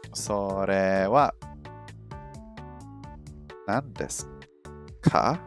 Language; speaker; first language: Japanese; non-native, learner; English